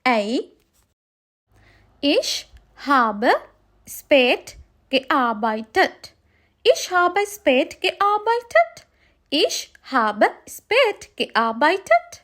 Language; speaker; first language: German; non-native, learner; Sinhala